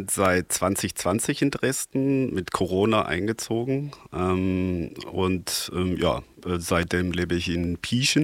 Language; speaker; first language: German; non-native, fluent; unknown